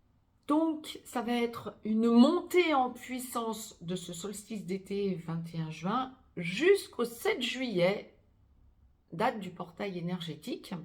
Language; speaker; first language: French; native; French